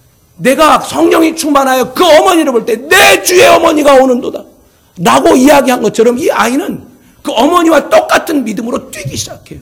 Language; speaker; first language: Korean; native; Korean